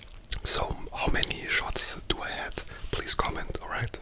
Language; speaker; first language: English; non-native, fluent; German